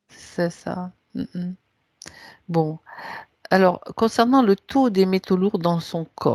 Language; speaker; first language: French; native; French